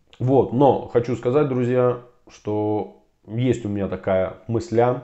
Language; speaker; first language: Russian; native; Russian